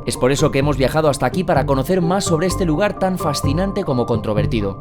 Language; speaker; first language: Spanish; native; Spanish